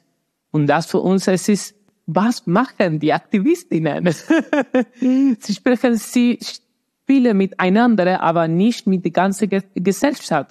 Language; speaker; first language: German; non-native, learner; Spanish